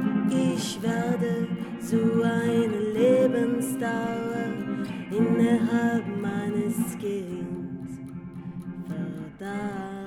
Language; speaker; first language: German; non-native, learner; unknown